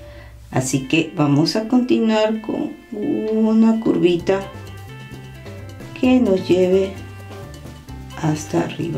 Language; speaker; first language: Spanish; native; Spanish